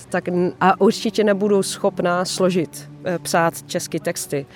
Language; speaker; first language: Czech; non-native, fluent; Dutch